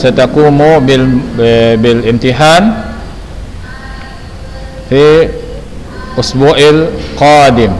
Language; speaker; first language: Arabic; non-native, fluent; Indonesian